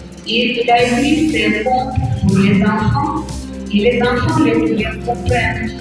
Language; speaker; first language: French; non-native, fluent; Russian